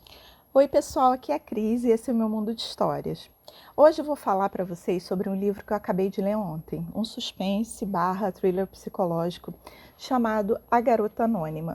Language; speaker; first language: Portuguese; native; Portuguese